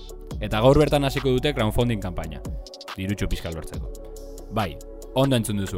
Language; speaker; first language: Basque; native; Basque